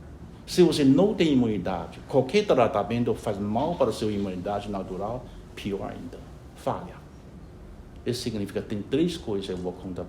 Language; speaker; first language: Portuguese; non-native, fluent; Chinese